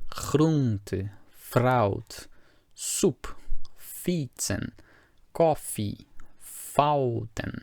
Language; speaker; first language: Dutch; non-native, fluent; Portuguese